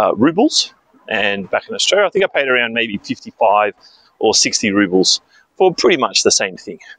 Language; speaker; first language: English; native; English